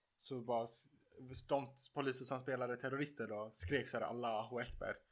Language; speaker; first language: Swedish; early bilingual, other home language; Turkish